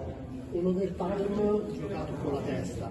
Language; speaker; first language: Italian; native; Italian